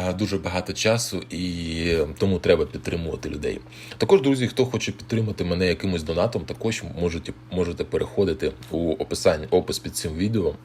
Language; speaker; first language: Ukrainian; native; Ukrainian